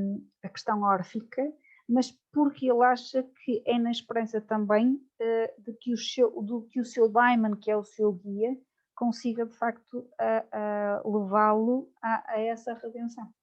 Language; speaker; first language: Portuguese; native; Portuguese